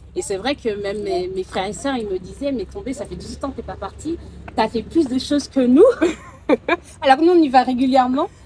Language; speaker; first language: French; early bilingual, other home language; Soninke